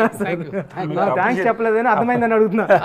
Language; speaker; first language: Telugu; native; Telugu